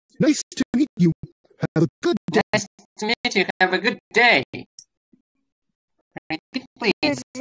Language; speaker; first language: English; non-native, learner; Russian